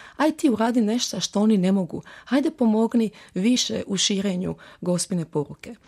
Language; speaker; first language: Croatian; early bilingual, heritage; Croatian